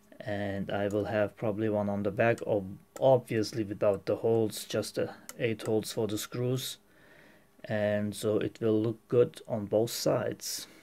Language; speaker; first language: English; non-native, fluent; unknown